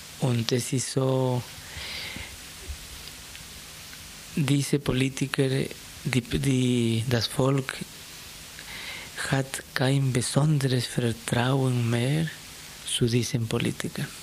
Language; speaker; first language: German; non-native, fluent; Spanish